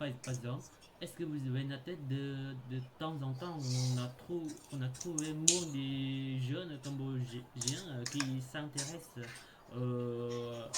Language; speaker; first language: French; non-native, learner; Khmer